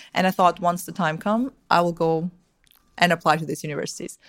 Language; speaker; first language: English; early bilingual, other home language; Russian